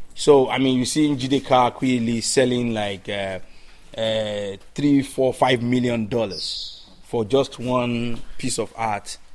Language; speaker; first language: English; non-native, local second language; Yoruba